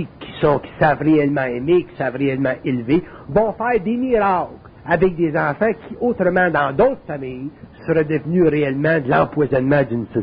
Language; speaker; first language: French; native; French